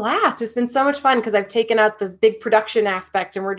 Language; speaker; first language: English; native; English